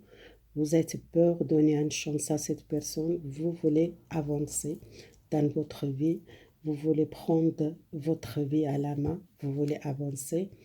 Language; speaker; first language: French; non-native, learner; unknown